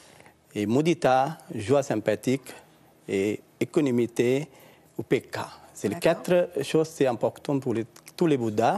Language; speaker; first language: French; non-native, learner; Sinhala